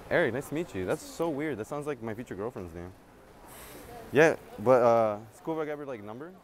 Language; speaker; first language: English; early bilingual, other home language; Spanish